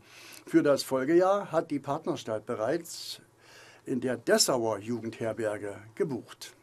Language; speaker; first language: German; native; German